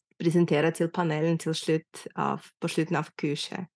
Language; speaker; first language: Norwegian; non-native, fluent; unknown